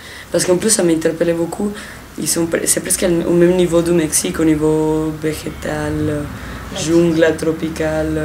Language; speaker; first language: French; non-native, fluent; Spanish